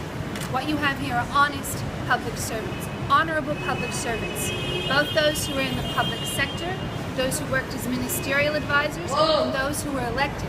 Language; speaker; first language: English; native; English